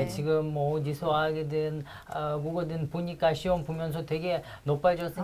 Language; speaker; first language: Korean; non-native, fluent; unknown